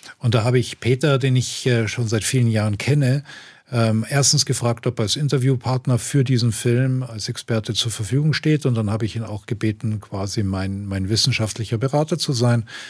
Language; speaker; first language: German; native; German